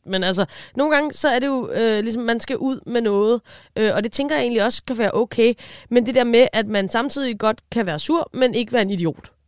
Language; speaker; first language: Danish; native; Danish